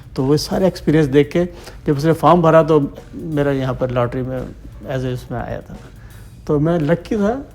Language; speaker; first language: Urdu; native; Urdu